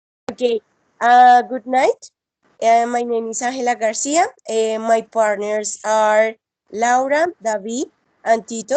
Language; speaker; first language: English; non-native, learner; Spanish